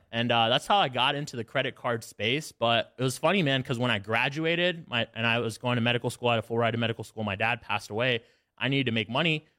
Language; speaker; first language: English; native; English